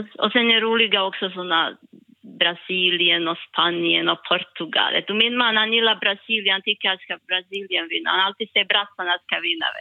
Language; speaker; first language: Swedish; non-native, learner; Bosnian